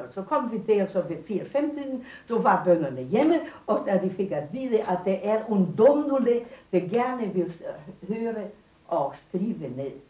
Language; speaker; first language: Danish; non-native, fluent; Romanian